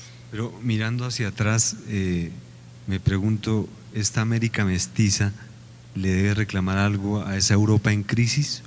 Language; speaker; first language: Spanish; native; Spanish